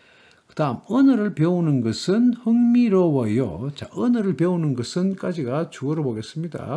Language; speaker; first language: Korean; native; Korean